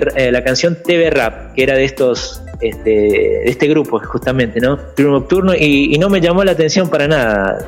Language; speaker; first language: Spanish; native; Spanish